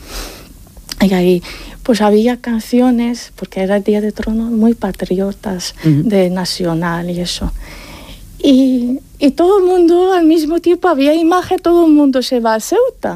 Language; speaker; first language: Spanish; non-native, fluent; Arabic